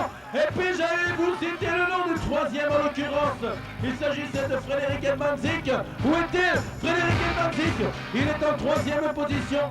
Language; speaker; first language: French; native; French